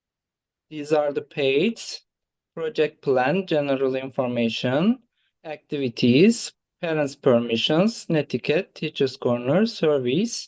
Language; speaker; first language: English; non-native, fluent; Turkish